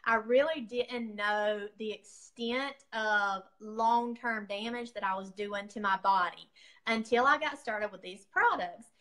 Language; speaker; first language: English; native; English